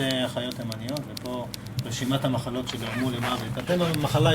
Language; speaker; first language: Hebrew; native; Hebrew